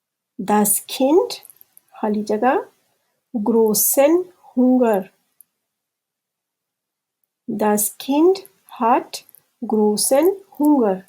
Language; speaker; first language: German; non-native, fluent; Urdu